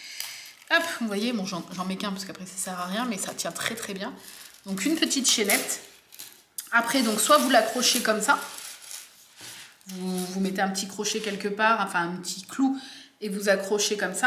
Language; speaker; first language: French; native; French